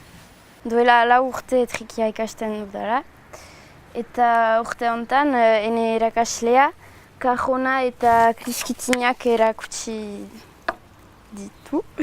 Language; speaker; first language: Basque; non-native, local second language; French